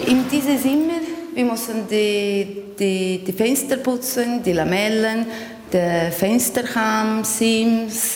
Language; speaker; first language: German; non-native, learner; Portuguese